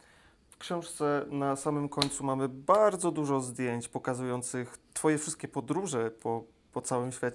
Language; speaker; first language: Polish; native; Polish